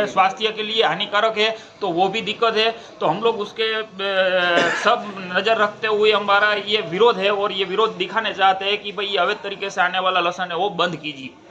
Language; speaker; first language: Hindi; non-native, local second language; Gujarati